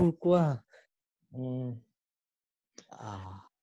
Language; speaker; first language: French; non-native, learner; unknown